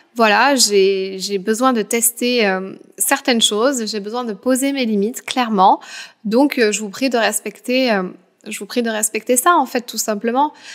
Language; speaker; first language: French; native; French